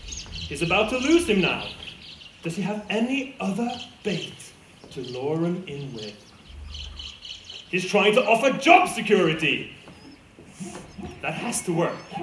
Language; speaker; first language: English; non-native, fluent; Norwegian